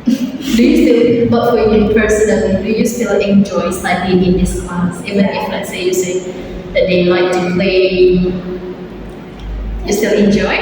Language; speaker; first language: English; non-native, fluent; Indonesian